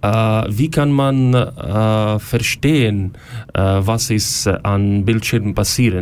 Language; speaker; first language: German; non-native, learner; Ukrainian